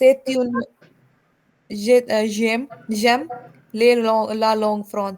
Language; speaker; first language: French; non-native, learner; Hindi